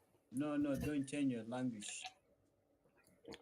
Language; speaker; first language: English; non-native, fluent; Arabic